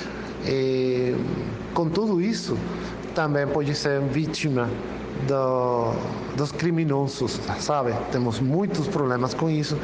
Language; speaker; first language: Portuguese; non-native, fluent; Spanish